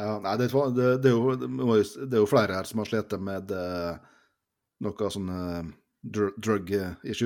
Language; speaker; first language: Norwegian; native; Norwegian